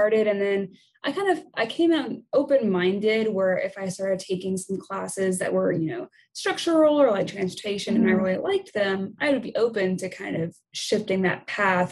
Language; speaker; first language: English; native; English